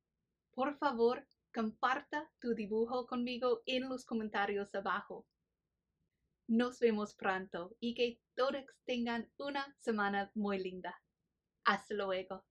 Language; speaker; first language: Spanish; non-native, fluent; English